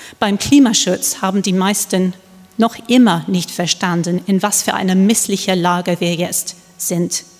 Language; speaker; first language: German; non-native, fluent; English